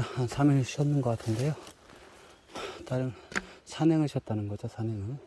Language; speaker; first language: Korean; native; Korean